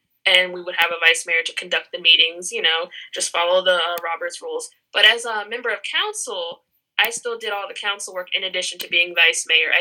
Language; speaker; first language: English; native; English